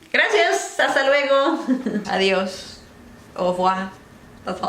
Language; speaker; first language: Spanish; non-native, fluent; English